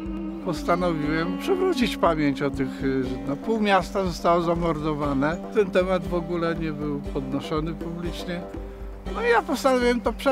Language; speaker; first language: Polish; native; Polish